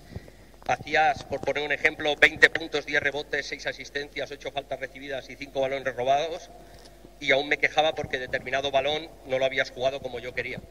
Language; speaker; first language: Spanish; native; Spanish